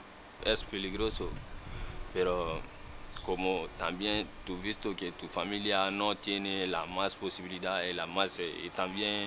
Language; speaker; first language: Spanish; non-native, learner; Bambara